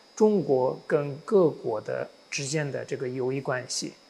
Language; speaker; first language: Chinese; non-native, fluent; Hungarian